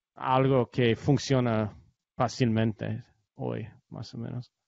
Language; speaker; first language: Spanish; non-native, learner; English